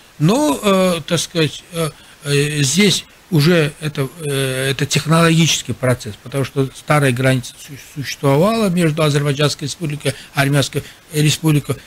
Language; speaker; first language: Russian; non-native, local second language; Azerbaijani